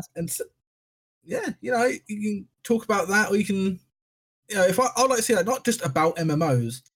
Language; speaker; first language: English; native; English